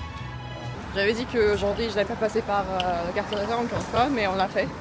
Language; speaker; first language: French; non-native, fluent; Turkish